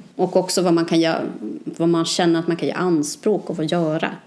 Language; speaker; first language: Swedish; native; Swedish